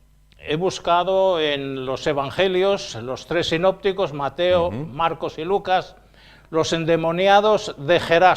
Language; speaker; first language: Spanish; native; Spanish